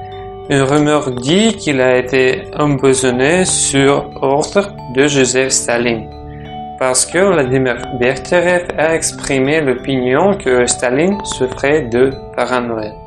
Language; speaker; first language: French; non-native, fluent; Russian